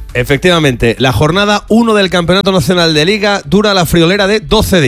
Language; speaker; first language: Spanish; native; Spanish